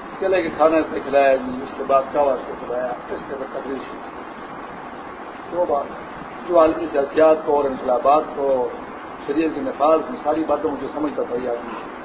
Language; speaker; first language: Urdu; non-native, local second language; Pashto